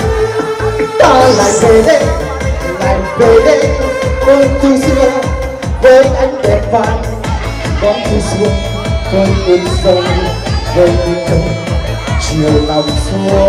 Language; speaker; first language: Vietnamese; native; Vietnamese